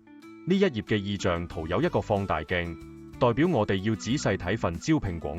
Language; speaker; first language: Cantonese; native; Cantonese